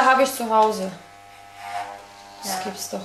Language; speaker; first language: German; non-native, fluent; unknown